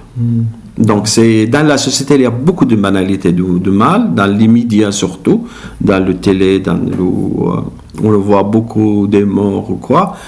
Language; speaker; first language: French; non-native, learner; Arabic